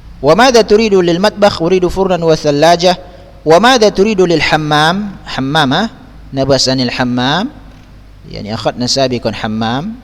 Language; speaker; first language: Arabic; non-native, fluent; Indonesian